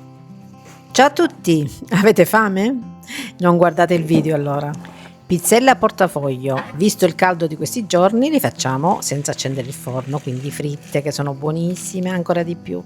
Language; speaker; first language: Italian; native; Italian